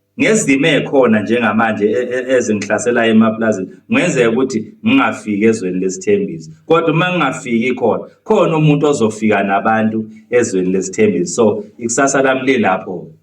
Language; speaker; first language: Zulu; native; Zulu